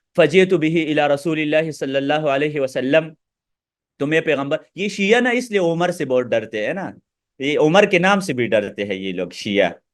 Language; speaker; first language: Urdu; non-native, local second language; Pashto